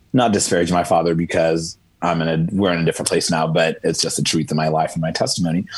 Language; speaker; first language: English; early bilingual, other home language; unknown